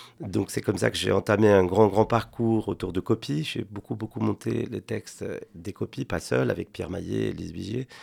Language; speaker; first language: French; non-native, fluent; Spanish